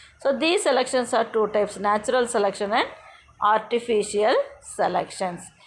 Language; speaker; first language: English; non-native, local second language; Tamil